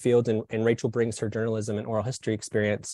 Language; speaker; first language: English; native; English